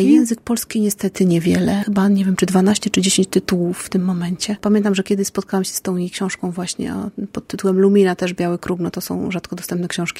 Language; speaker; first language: Polish; native; Polish